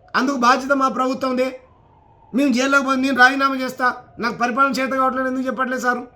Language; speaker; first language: Telugu; native; Telugu